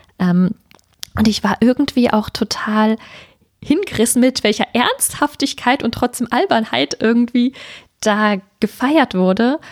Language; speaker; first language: German; native; German